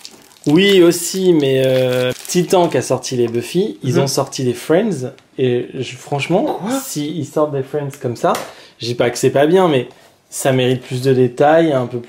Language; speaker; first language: French; native; French